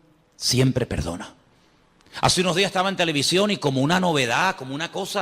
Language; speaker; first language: Spanish; native; Spanish